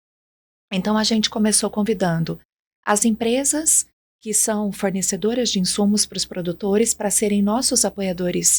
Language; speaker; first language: Portuguese; native; Portuguese